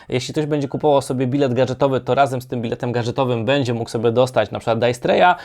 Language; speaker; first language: Polish; native; Polish